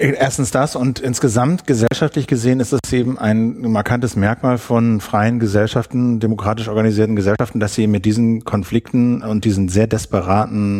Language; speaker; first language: German; native; German